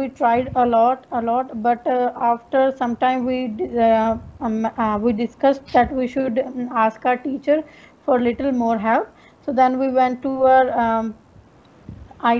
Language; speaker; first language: English; non-native, local second language; Punjabi